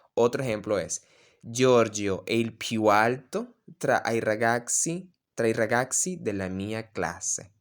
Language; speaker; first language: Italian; non-native, learner; Spanish